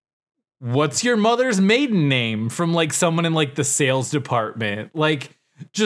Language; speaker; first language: English; native; English